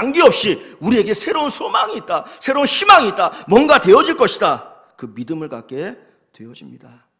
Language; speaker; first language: Korean; native; Korean